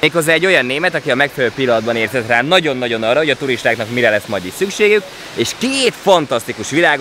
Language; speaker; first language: Hungarian; native; Hungarian